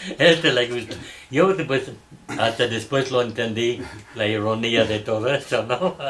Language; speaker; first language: Spanish; non-native, fluent; English